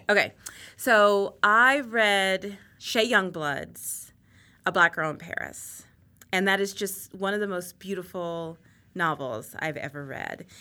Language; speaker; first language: English; native; English